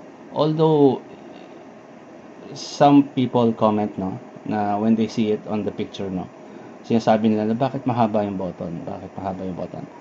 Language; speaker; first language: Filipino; native; Filipino